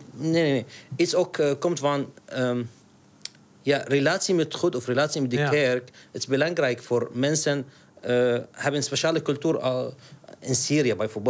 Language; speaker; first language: Dutch; non-native, learner; Arabic